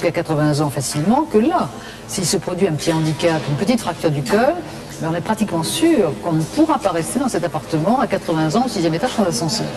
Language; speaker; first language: French; native; French